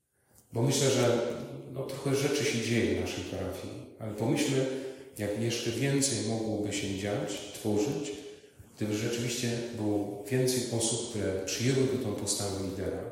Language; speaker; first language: Polish; native; Polish